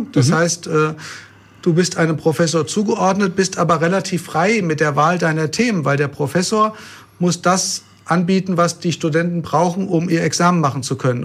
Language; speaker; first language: German; native; German